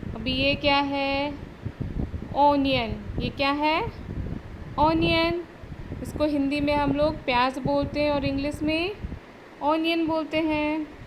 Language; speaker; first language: Hindi; native; Hindi